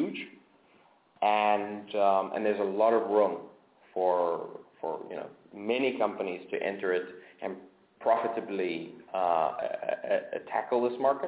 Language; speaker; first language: English; native; English